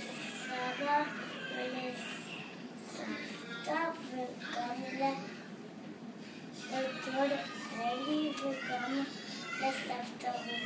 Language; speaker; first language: Hebrew; early bilingual, heritage; English